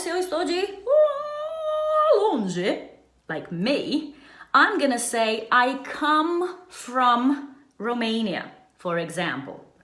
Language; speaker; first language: Portuguese; non-native, fluent; Romanian